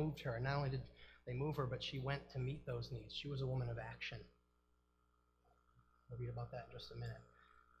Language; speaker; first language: English; native; English